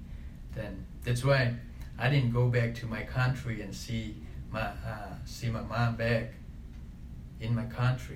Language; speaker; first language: English; non-native, learner; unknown